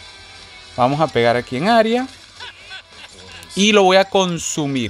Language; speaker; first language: Spanish; native; Spanish